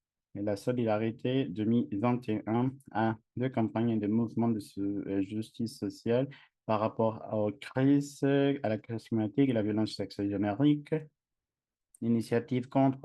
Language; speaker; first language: French; non-native, fluent; English